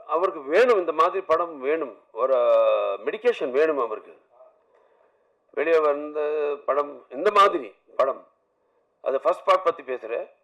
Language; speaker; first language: Tamil; non-native, learner; Telugu